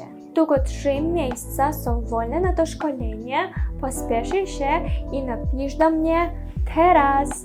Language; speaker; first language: Polish; non-native, learner; Russian